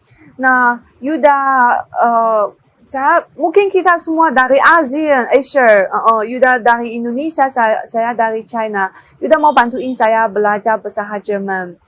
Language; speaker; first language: Indonesian; non-native, learner; Chinese